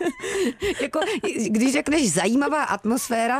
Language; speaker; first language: Czech; native; Czech